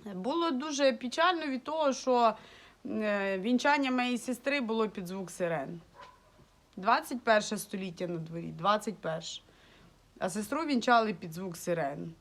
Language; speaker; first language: Ukrainian; non-native, local second language; Russian